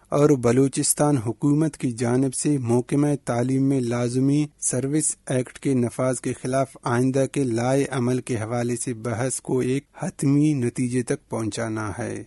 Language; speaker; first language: Urdu; non-native, local second language; Baluchi